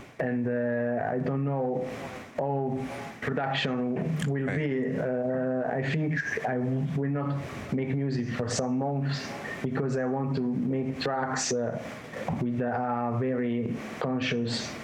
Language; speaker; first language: English; non-native, learner; Italian